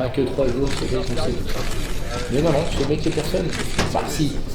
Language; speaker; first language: French; native; French